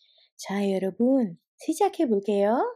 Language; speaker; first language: Korean; non-native, fluent; Indonesian